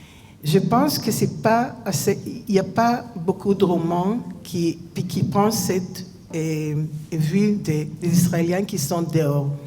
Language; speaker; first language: French; non-native, fluent; Hebrew